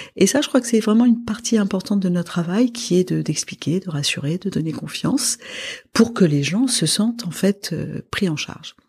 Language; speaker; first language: French; non-native, local second language; Arabic